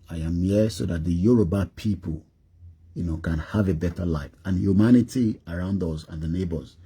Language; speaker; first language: English; non-native, local second language; Yoruba